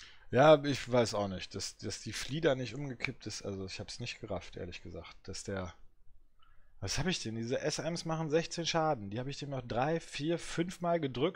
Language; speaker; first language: German; early bilingual, other home language; French